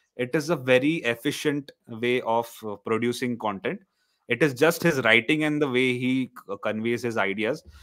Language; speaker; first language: English; non-native, local second language; Marathi